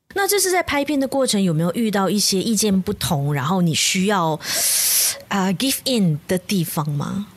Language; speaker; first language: Chinese; native; Chinese